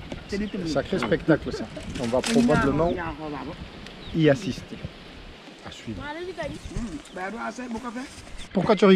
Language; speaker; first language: French; native; French